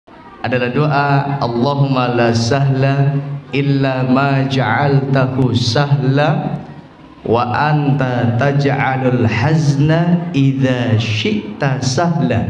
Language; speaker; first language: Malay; non-native, local second language; Javanese